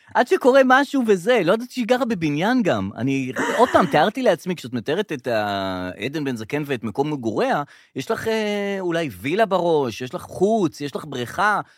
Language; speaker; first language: Hebrew; native; Hebrew